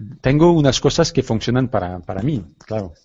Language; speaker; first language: Spanish; non-native, learner; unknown